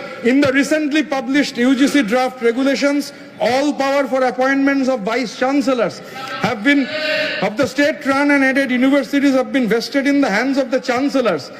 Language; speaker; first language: English; non-native, local second language; Bangla